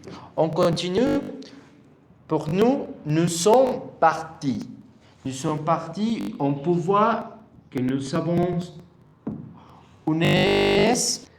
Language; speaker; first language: French; non-native, learner; Spanish